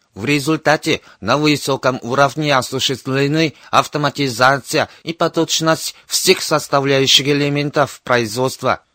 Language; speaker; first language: Russian; non-native, fluent; Korean